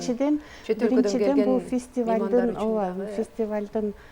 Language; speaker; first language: Kyrgyz; native; Kyrgyz